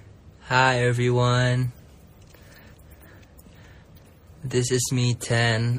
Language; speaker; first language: English; non-native, fluent; Thai